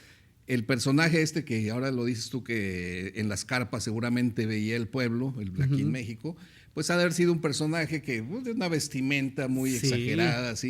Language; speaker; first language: Spanish; native; Spanish